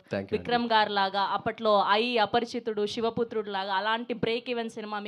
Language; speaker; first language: Telugu; native; Telugu